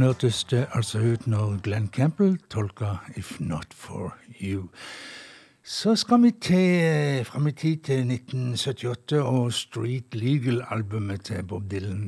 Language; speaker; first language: Norwegian; native; Norwegian